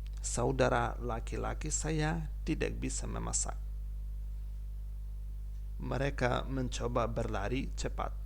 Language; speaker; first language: Indonesian; non-native, fluent; Ukrainian